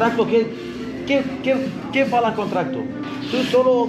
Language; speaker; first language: Spanish; non-native, learner; Swedish